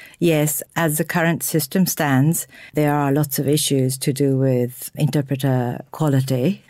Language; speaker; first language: English; non-native, fluent; Japanese